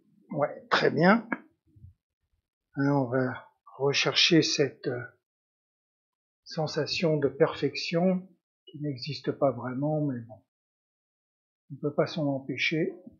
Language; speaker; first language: French; native; French